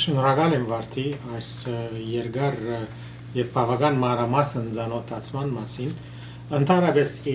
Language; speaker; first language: Armenian; early bilingual, heritage; Armenian